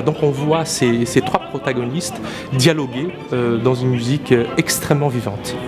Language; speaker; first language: French; non-native, fluent; Portuguese